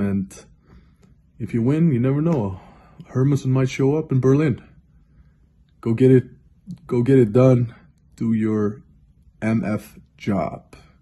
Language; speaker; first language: English; non-native, fluent; Icelandic